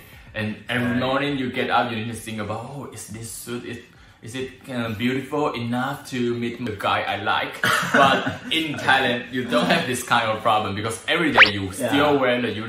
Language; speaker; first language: English; non-native, learner; Chinese